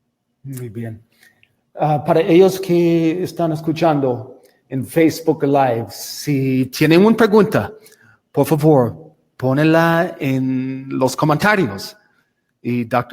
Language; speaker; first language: Spanish; non-native, learner; English